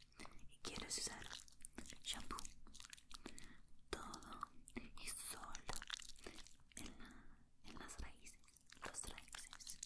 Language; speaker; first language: Spanish; non-native, learner; English